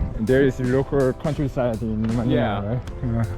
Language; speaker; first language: English; non-native, learner; Korean